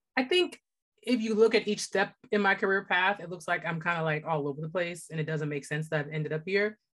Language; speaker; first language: English; native; English